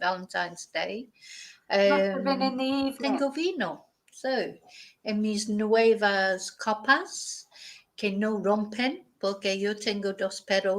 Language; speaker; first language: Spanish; non-native, fluent; English